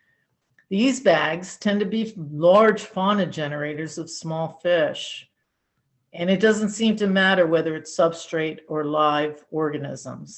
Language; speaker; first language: English; native; English